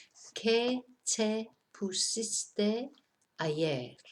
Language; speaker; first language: Spanish; non-native, fluent; English